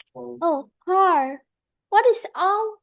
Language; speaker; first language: English; non-native, learner; Vietnamese